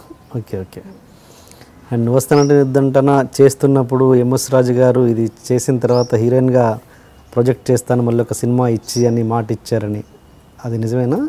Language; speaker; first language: Telugu; native; Telugu